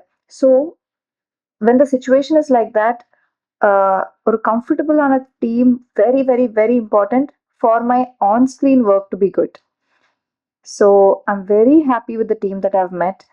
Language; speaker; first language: Tamil; non-native, learner; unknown